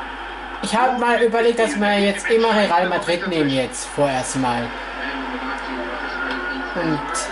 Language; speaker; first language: German; non-native, fluent; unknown